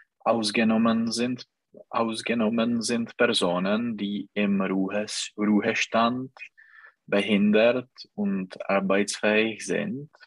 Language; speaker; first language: German; non-native, learner; Czech